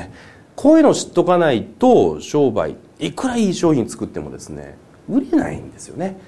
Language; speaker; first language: Japanese; native; Japanese